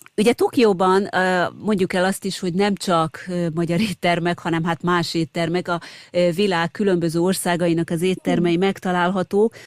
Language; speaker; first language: Hungarian; native; Hungarian